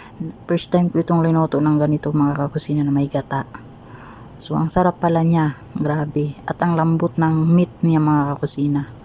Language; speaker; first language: Filipino; non-native, local second language; Cebuano